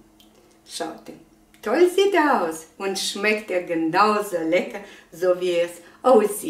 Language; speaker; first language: German; non-native, fluent; Russian